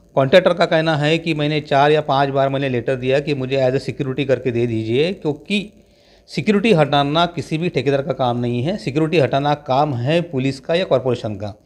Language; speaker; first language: Hindi; non-native, local second language; Marathi